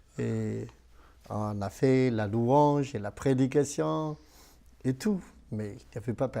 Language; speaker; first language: French; non-native, local second language; Malagasy